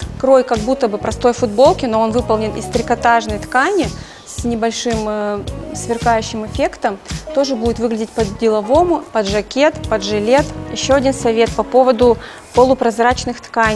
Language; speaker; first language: Russian; native; Russian